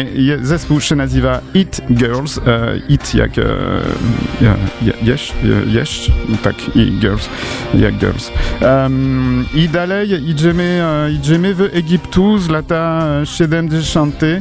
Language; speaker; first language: Polish; non-native, learner; French